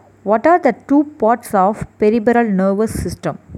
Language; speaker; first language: English; non-native, local second language; Tamil